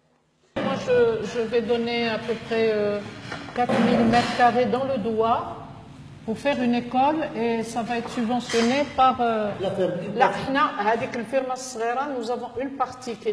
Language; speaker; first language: French; native; French